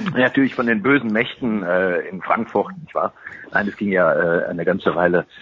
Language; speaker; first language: German; native; German